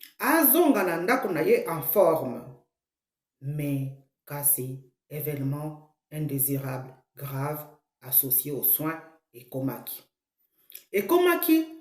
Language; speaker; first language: Lingala; native; Lingala